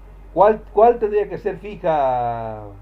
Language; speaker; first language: Spanish; native; Spanish